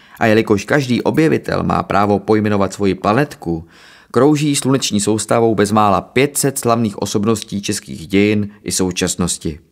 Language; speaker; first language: Czech; native; Czech